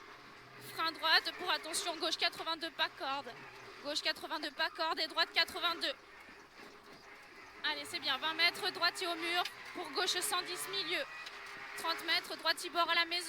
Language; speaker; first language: French; native; French